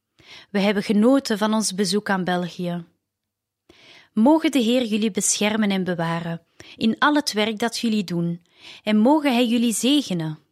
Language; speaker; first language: Dutch; native; Dutch